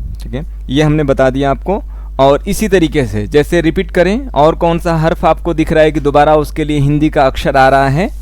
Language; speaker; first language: Hindi; native; Hindi